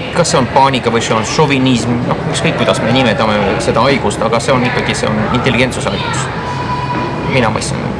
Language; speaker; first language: Estonian; non-native, local second language; Russian